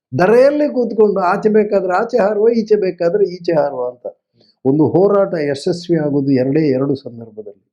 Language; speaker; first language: Kannada; non-native, local second language; Tulu